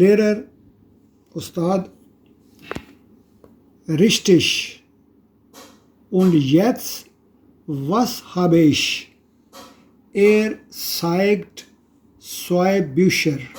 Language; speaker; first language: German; non-native, fluent; Urdu